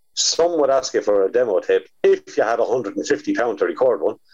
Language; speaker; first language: English; native; English